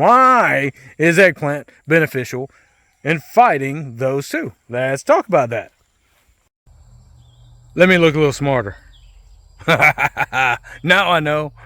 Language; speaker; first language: English; native; English